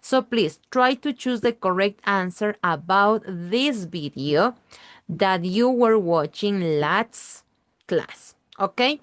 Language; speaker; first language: English; non-native, learner; Spanish